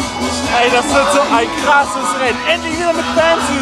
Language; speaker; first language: German; native; German